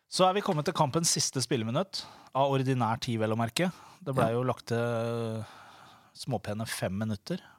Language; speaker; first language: Norwegian; native; Norwegian